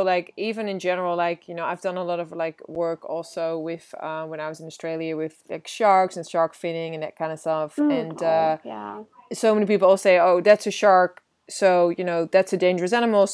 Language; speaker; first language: English; non-native, fluent; Dutch